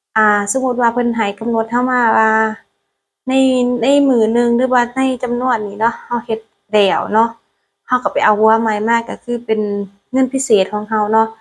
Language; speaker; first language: Thai; non-native, learner; Lao